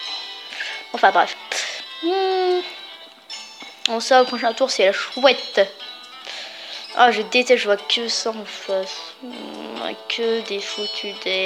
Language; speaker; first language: French; native; French